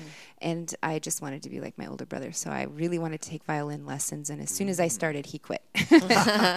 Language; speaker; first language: English; native; English